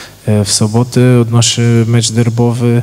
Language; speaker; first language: Polish; non-native, fluent; Portuguese